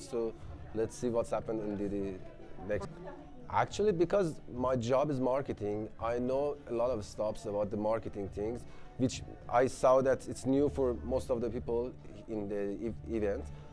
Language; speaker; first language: English; non-native, fluent; Persian